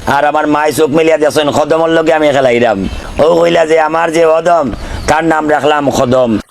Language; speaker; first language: Bangla; native; Bangla